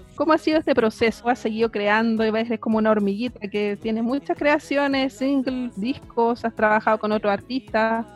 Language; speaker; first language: Spanish; native; Spanish